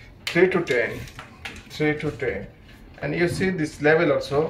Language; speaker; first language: English; non-native, learner; Bangla